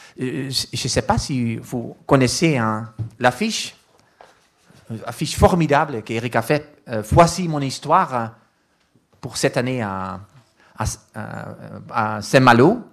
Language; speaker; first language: French; non-native, fluent; Dutch